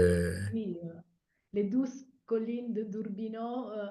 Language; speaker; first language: French; non-native, fluent; Italian